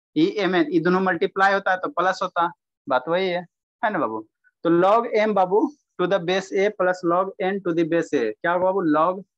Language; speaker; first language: Hindi; native; Hindi